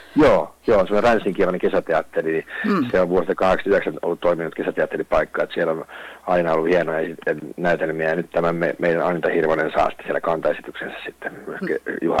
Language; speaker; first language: Finnish; native; Finnish